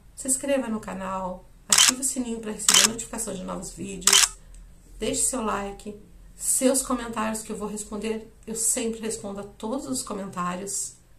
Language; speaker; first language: Portuguese; native; Portuguese